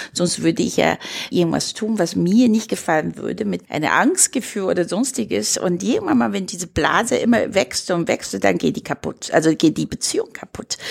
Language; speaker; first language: German; non-native, fluent; Chinese